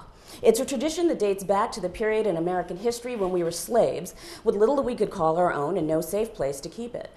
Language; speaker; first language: English; native; English